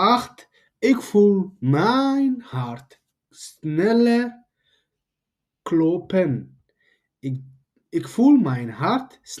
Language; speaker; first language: Dutch; non-native, learner; Tigrinya